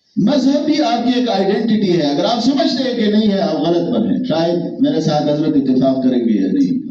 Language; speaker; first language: Urdu; non-native, local second language; Pashto